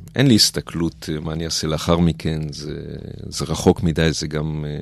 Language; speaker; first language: Hebrew; native; Hebrew